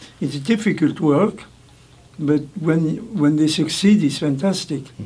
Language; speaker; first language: English; non-native, fluent; French